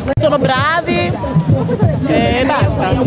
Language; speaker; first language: Italian; non-native, learner; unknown